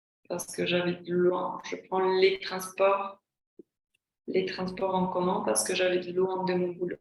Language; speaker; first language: French; non-native, fluent; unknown